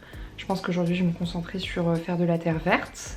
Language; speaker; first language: French; native; French